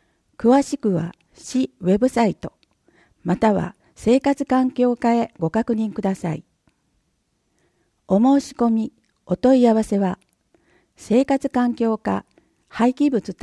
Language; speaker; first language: Japanese; native; Japanese